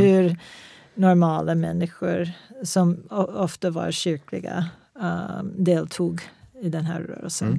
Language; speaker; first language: Swedish; non-native, fluent; English